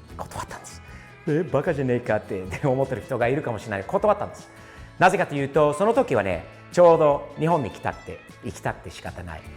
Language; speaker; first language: Japanese; non-native, fluent; English